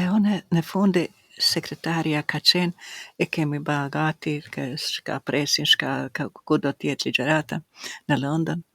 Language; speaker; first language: Albanian; non-native, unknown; Croatian